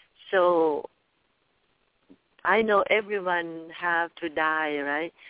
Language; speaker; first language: English; non-native, learner; Thai